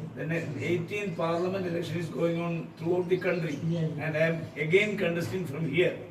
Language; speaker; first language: English; non-native, local second language; Malayalam